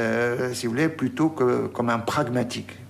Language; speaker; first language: French; native; French